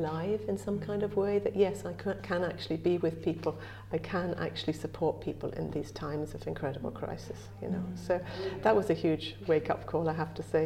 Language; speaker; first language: English; native; English